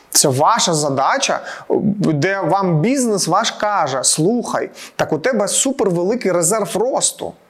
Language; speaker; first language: Ukrainian; non-native, local second language; Russian